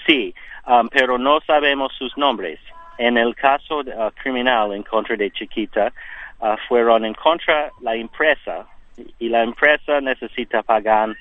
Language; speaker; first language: Spanish; non-native, learner; English